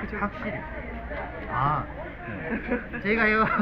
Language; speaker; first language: Korean; non-native, fluent; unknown